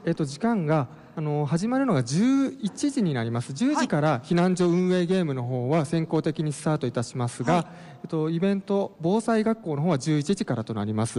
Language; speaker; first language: Japanese; native; Japanese